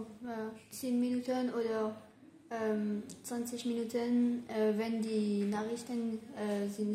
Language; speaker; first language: German; non-native, learner; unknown